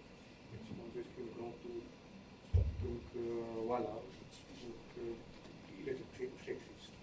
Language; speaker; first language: French; non-native, learner; English